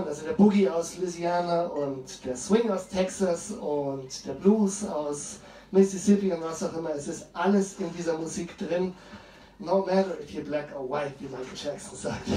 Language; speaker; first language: German; native; German